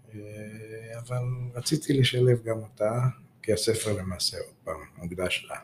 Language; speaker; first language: Hebrew; native; Hebrew